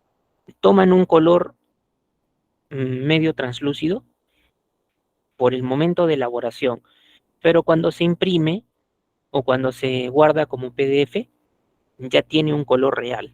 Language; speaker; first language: Spanish; native; Spanish